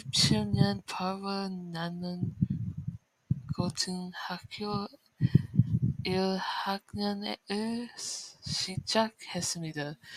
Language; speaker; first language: Korean; non-native, learner; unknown